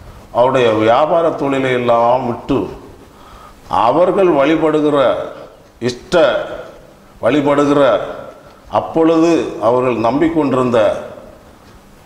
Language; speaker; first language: Tamil; native; Tamil